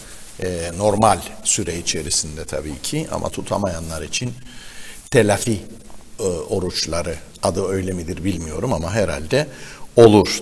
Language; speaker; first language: Turkish; native; Turkish